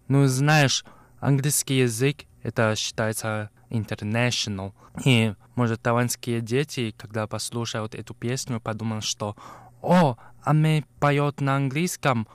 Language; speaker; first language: Russian; non-native, fluent; Chinese